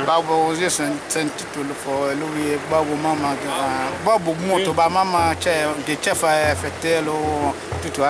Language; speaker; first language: Italian; non-native, learner; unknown